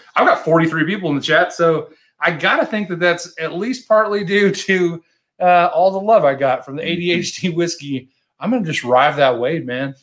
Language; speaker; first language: English; native; English